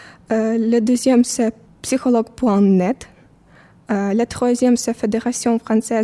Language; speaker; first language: French; non-native, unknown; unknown